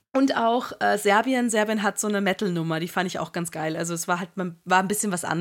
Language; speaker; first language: German; native; German